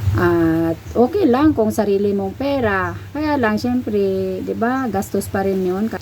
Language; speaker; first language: Filipino; non-native, local second language; Cebuano